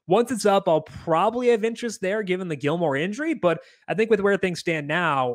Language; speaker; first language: English; native; English